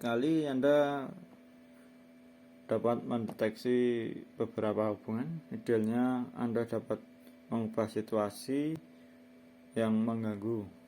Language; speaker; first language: Indonesian; native; Indonesian